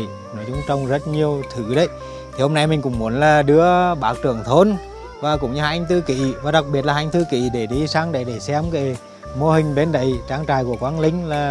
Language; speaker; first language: Vietnamese; native; Vietnamese